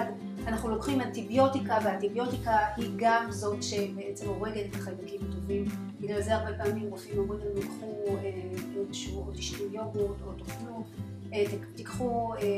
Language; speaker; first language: Hebrew; native; Hebrew